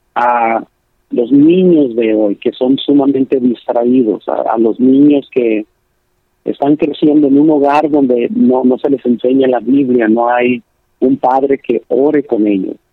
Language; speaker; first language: Spanish; early bilingual, heritage; Spanish